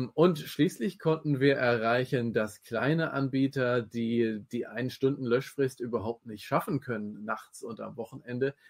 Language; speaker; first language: German; native; German